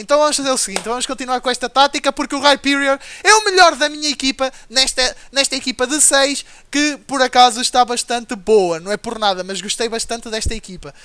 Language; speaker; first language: Portuguese; native; Portuguese